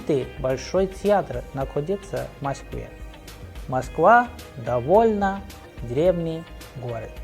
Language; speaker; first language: Russian; non-native, fluent; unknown